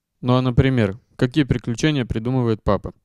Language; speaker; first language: Russian; native; Russian